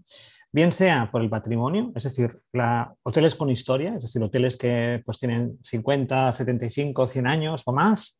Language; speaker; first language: Spanish; native; Spanish